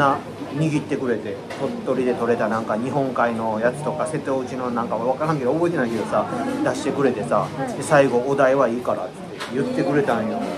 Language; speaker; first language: Japanese; native; Japanese